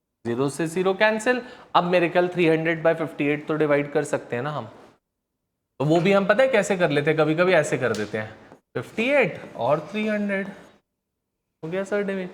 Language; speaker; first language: Hindi; native; Hindi